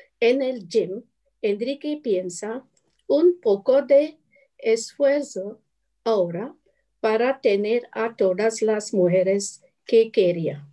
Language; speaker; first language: Spanish; non-native, learner; English